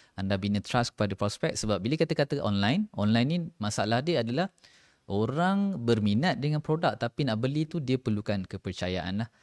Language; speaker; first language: Malay; native; Malay